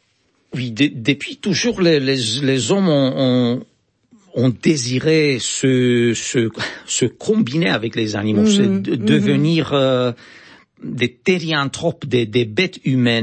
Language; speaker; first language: French; non-native, fluent; Romanian